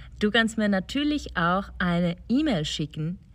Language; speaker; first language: German; non-native, fluent; Czech